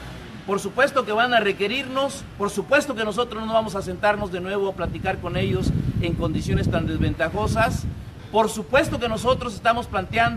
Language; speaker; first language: Spanish; native; Spanish